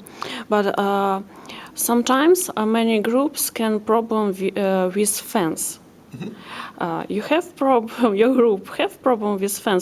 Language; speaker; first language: English; non-native, learner; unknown